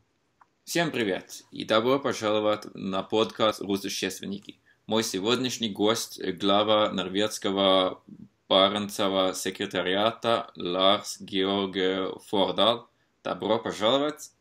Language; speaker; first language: Russian; non-native, fluent; Norwegian